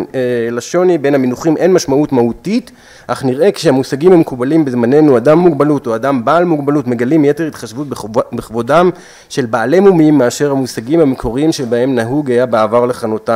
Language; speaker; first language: Hebrew; native; Hebrew